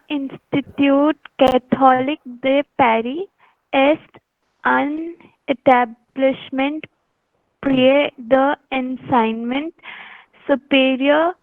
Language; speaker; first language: French; non-native, learner; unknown